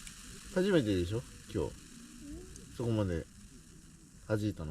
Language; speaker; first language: Japanese; native; Japanese